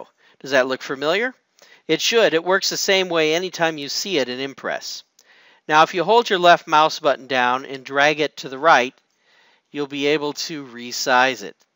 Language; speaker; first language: English; native; English